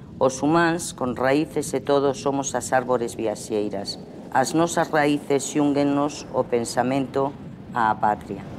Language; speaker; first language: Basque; non-native, fluent; Galician